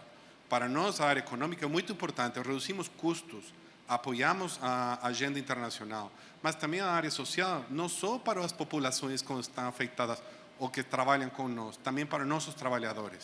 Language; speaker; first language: Portuguese; non-native, fluent; Spanish